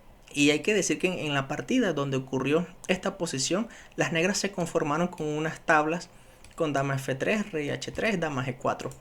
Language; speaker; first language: Spanish; native; Spanish